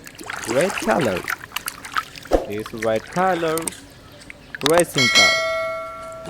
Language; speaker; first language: English; non-native, learner; Indonesian